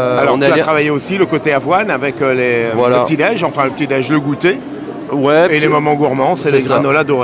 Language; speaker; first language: French; native; French